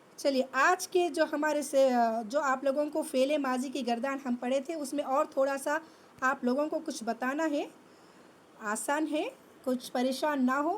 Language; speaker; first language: Urdu; native; Urdu